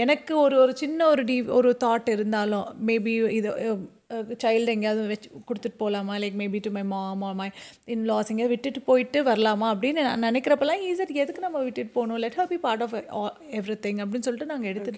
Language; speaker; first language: Tamil; native; Tamil